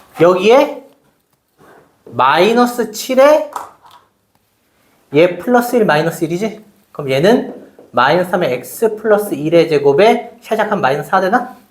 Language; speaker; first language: Korean; native; Korean